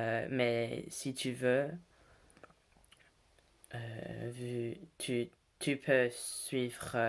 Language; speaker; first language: French; non-native, learner; English